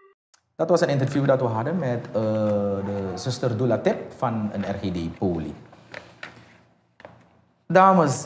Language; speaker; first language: Dutch; native; Dutch